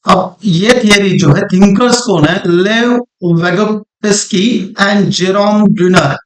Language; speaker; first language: Hindi; non-native, local second language; Marathi